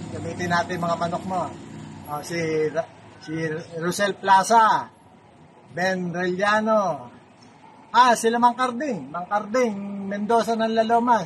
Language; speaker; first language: Filipino; native; Filipino